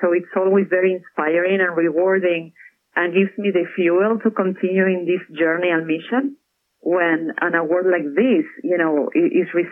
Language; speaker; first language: English; non-native, fluent; Spanish